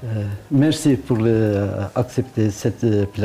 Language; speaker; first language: French; non-native, learner; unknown